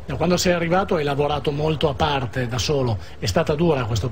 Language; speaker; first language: Italian; native; Italian